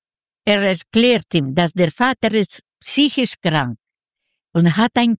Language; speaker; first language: German; non-native, learner; Yiddish